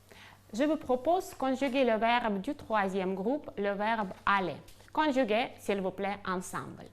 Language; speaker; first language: French; non-native, fluent; Ukrainian